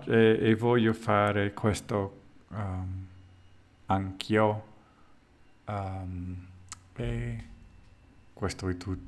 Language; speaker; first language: Italian; non-native, learner; English